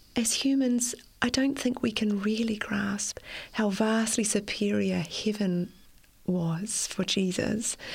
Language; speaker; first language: English; native; English